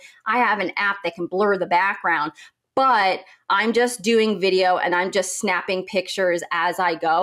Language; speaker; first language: English; native; English